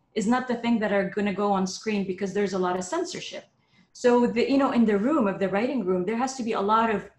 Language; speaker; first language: English; non-native, fluent; Arabic